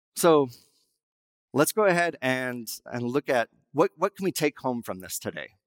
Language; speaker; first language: English; native; English